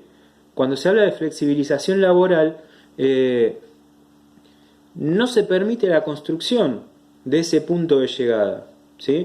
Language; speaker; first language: Spanish; native; Spanish